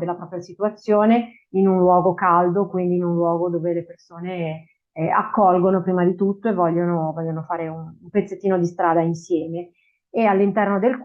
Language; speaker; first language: Italian; native; Italian